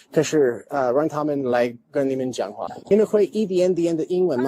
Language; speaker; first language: Chinese; non-native, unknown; English